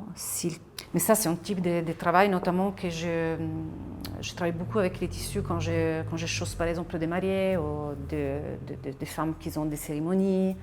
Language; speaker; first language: French; non-native, fluent; Italian